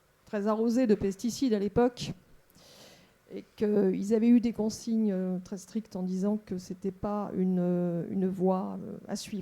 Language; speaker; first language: French; native; French